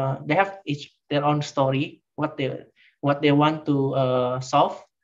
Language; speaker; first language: English; non-native, fluent; Indonesian